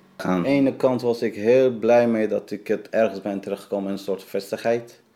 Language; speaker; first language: Dutch; non-native, fluent; Persian